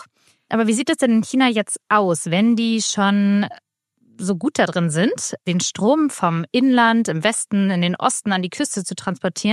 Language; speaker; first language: German; native; German